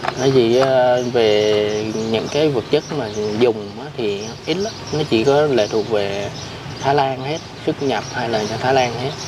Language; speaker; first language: Vietnamese; native; Vietnamese